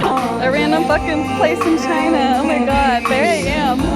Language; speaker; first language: English; native; English